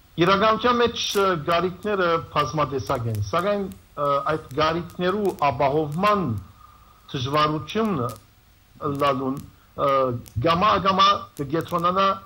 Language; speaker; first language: Armenian; native; Armenian